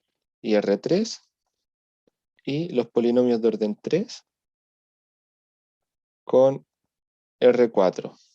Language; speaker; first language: Spanish; native; Spanish